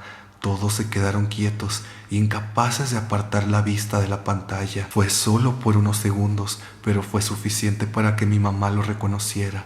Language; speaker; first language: Spanish; native; Spanish